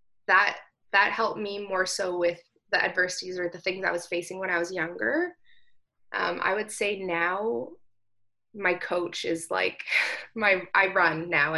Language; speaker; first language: English; native; English